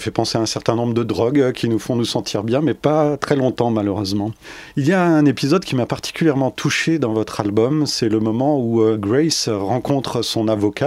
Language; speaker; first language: French; native; French